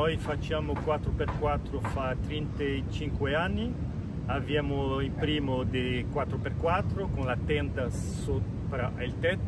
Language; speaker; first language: Italian; non-native, local second language; Spanish